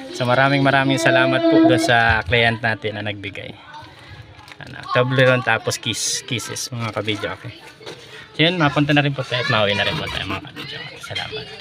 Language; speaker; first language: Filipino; native; Filipino